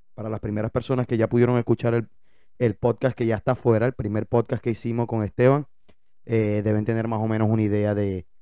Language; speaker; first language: Spanish; native; Spanish